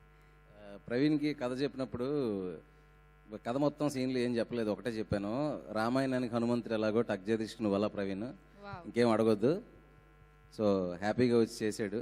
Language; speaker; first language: Telugu; native; Telugu